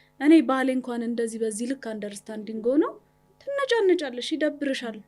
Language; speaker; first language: Amharic; native; Amharic